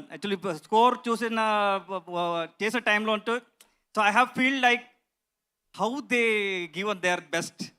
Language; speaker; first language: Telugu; non-native, learner; Kannada